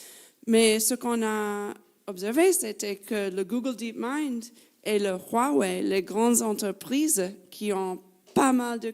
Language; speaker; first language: French; non-native, fluent; English